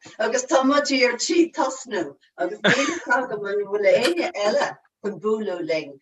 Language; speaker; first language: Irish; non-native, local second language; English